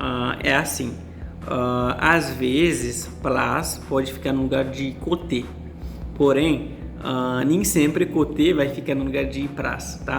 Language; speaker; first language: Portuguese; non-native, fluent; Haitian Creole